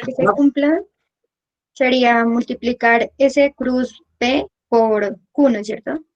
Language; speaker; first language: Spanish; native; Spanish